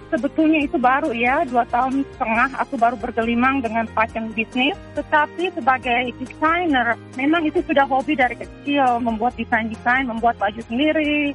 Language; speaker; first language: Indonesian; native; Indonesian